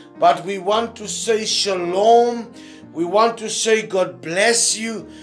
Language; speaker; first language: English; non-native, local second language; Afrikaans